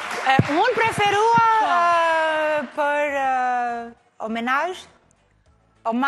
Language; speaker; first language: Albanian; non-native, learner; Portuguese